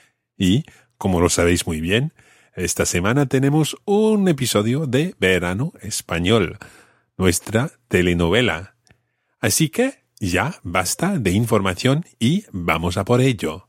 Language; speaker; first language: Spanish; non-native, fluent; English